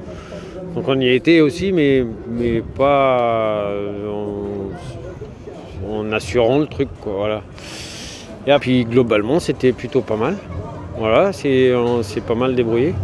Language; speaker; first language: French; native; French